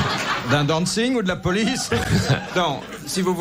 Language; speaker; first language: French; native; French